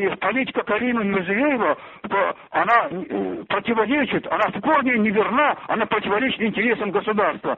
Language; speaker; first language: Russian; non-native, local second language; Uzbek